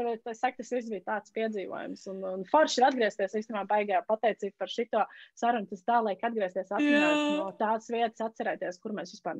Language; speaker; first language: Latvian; native; Latvian